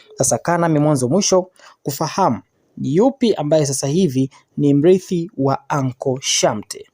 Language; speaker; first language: Swahili; native; Swahili